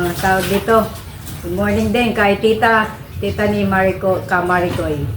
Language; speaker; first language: Filipino; native; Filipino